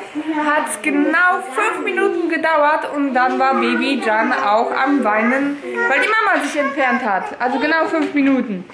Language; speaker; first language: German; native; German